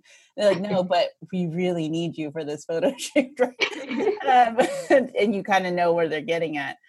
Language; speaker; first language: English; early bilingual, other home language; Filipino